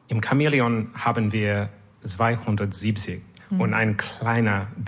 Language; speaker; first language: German; non-native, learner; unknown